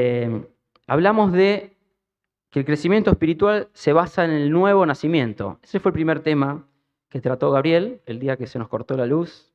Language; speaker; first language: Spanish; native; Spanish